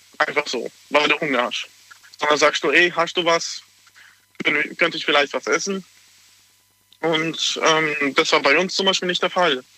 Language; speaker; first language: German; non-native, fluent; Hungarian